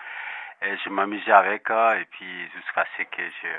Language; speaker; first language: French; non-native, local second language; Bambara